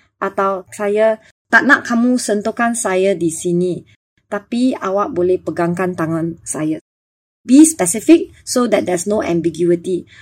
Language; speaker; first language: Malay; non-native, local second language; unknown